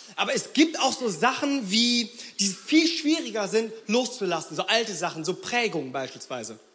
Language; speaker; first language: German; early bilingual, other home language; Korean